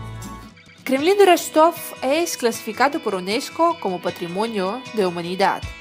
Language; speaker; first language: Spanish; non-native, learner; Russian